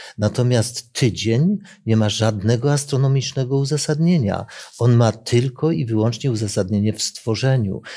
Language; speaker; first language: Polish; native; Polish